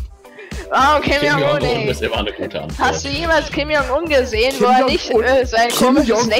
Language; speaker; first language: German; native; German